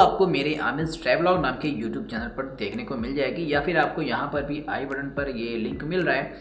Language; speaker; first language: Hindi; native; Hindi